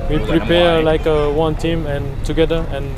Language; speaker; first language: English; non-native, learner; Korean